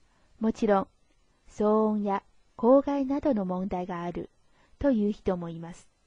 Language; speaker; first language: Japanese; non-native, fluent; Chinese